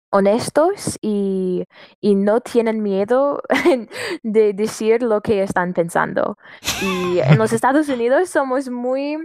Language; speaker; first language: Spanish; non-native, learner; English